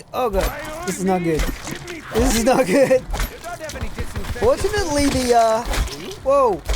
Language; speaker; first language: English; native; English